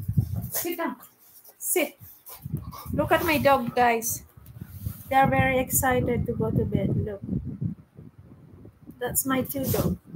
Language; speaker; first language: English; non-native, local second language; Filipino